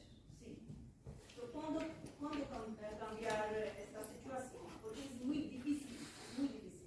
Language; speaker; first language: Spanish; non-native, learner; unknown